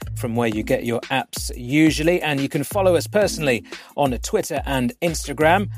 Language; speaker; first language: English; native; English